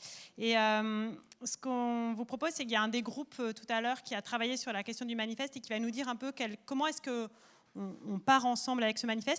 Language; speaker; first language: French; native; French